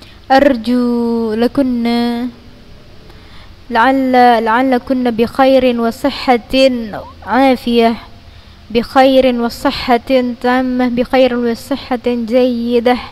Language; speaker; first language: Arabic; non-native, fluent; Indonesian